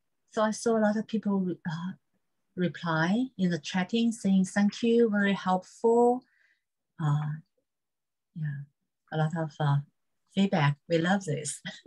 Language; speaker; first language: English; non-native, fluent; Chinese